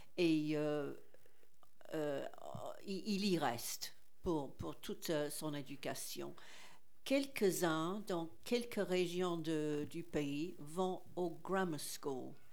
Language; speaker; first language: French; non-native, fluent; English